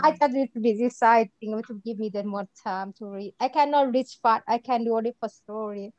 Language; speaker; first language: English; non-native, learner; Thai